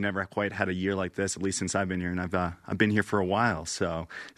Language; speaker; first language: English; native; English